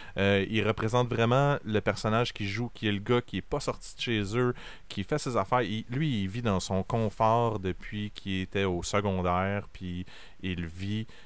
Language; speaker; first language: French; native; French